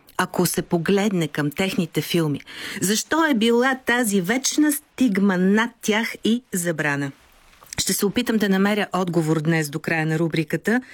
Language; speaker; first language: Bulgarian; native; Bulgarian